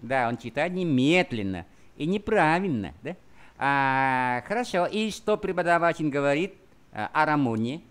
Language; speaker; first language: Russian; non-native, fluent; Vietnamese